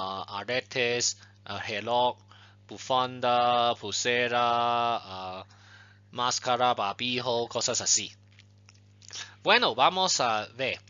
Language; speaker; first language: Spanish; non-native, fluent; Chinese